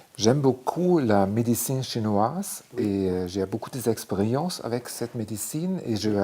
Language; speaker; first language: French; non-native, fluent; German